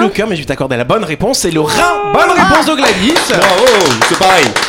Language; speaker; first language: French; native; French